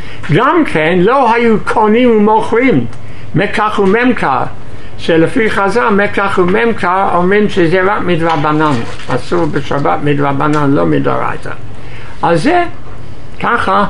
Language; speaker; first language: Hebrew; non-native, fluent; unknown